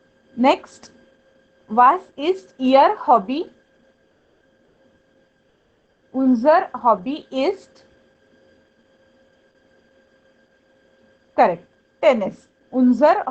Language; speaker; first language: German; non-native, fluent; Hindi